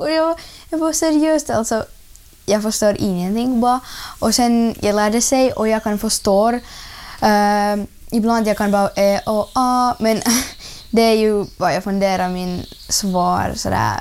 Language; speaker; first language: Swedish; early bilingual, other home language; Russian